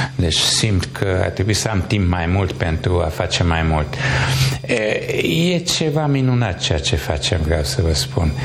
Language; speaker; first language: Romanian; non-native, local second language; Hungarian